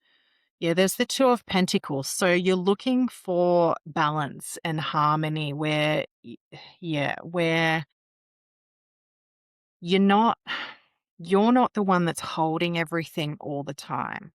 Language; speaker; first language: English; native; English